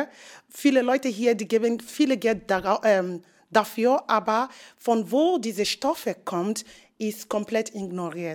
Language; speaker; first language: German; non-native, learner; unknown